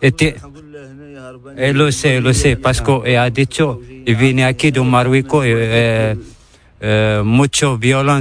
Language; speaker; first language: Spanish; non-native, learner; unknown